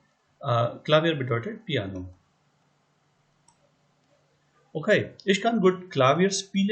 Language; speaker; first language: German; non-native, fluent; Hindi